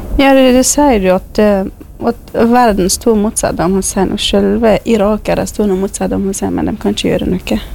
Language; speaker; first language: Norwegian; non-native, fluent; Kurdish